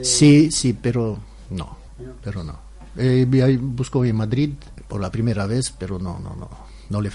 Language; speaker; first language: Spanish; non-native, learner; Romanian